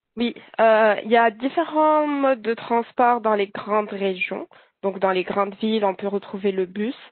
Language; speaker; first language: French; non-native, local second language; Arabic